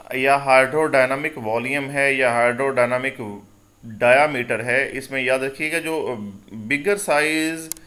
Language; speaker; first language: Urdu; non-native, local second language; Punjabi